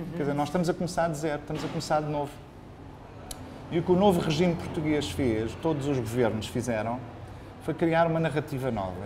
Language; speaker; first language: Portuguese; native; Portuguese